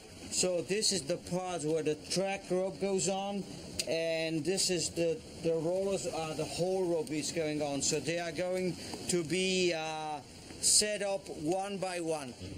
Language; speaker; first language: English; non-native, fluent; German